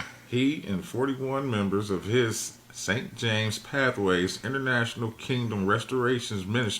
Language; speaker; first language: English; native; English